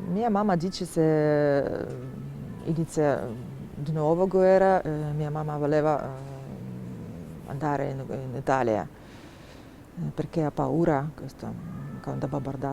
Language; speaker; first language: Italian; non-native, learner; Russian